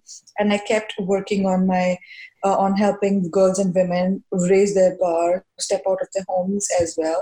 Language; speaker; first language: English; non-native, local second language; Hindi